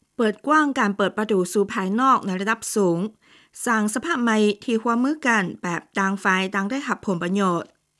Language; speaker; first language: Thai; non-native, fluent; Chinese